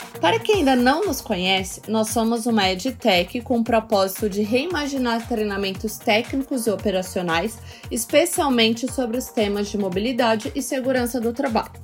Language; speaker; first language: Portuguese; native; Portuguese